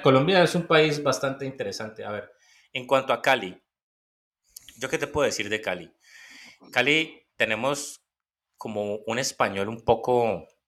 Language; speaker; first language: Spanish; native; Spanish